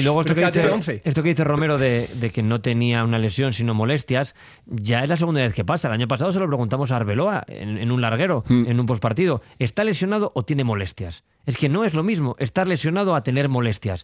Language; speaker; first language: Spanish; native; Spanish